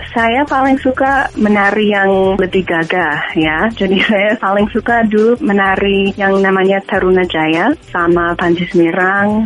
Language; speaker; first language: Indonesian; non-native, fluent; English